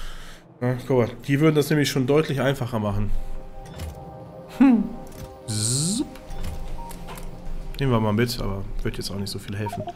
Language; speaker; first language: German; native; German